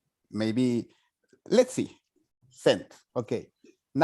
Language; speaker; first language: English; non-native, fluent; Spanish